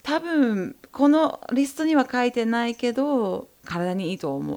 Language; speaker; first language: Japanese; early bilingual, heritage; Japanese